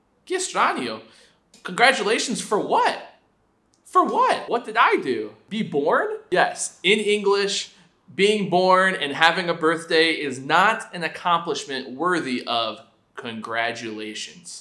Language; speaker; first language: English; native; English